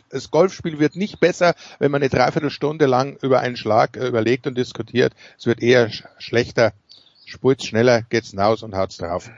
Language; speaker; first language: German; native; German